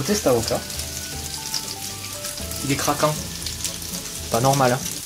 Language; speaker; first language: French; native; French